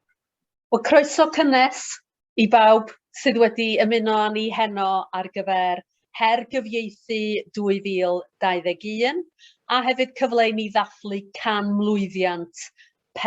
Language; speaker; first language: Welsh; native; Welsh